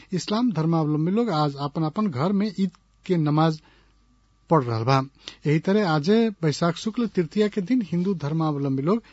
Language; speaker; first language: Bhojpuri; non-native, local second language; Nepali